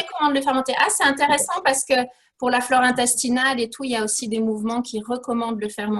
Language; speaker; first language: French; native; French